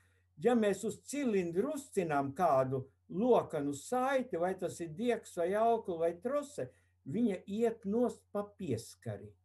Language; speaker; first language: Latvian; native; Latvian